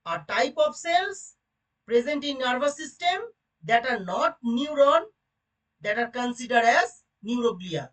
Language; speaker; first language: English; non-native, local second language; Bangla